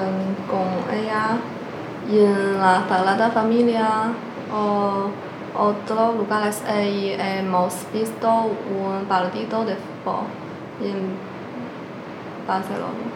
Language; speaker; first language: Spanish; non-native, learner; Chinese